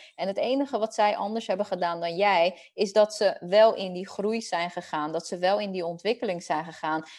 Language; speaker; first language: Dutch; early bilingual, other home language; Spanish